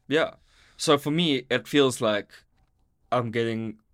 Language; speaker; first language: English; native; English